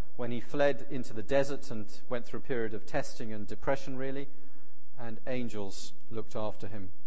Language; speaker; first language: English; native; English